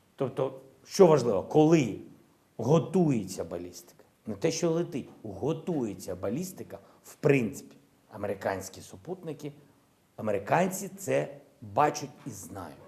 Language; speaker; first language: Ukrainian; non-native, local second language; Russian